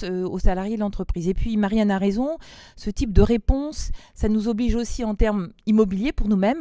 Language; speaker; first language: French; native; French